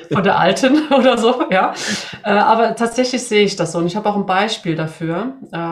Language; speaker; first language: German; non-native, fluent; Swedish